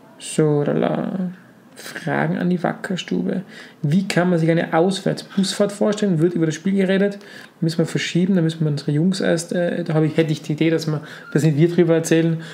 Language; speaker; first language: German; native; German